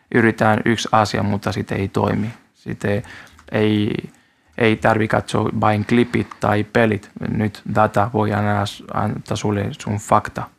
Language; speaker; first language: Finnish; non-native, fluent; Spanish